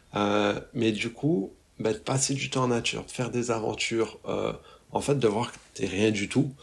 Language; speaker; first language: French; native; French